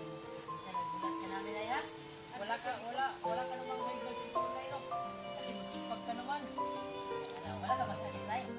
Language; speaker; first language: Filipino; non-native, local second language; Cebuano